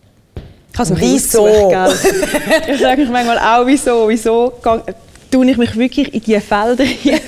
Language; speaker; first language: German; early bilingual, other home language; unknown